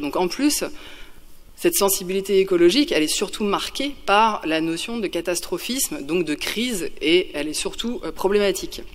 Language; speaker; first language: French; native; French